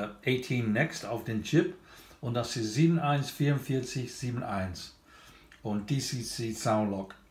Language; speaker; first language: German; non-native, learner; English